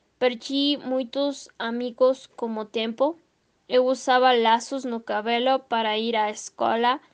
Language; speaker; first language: Portuguese; non-native, learner; Spanish